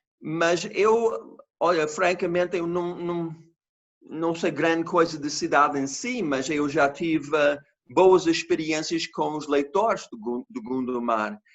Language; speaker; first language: Portuguese; non-native, fluent; English